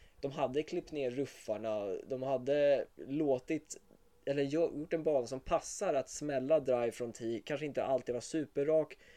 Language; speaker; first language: Swedish; native; Swedish